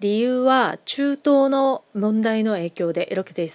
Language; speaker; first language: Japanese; non-native, fluent; Korean